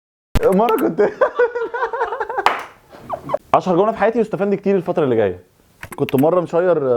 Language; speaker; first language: Arabic; native; Arabic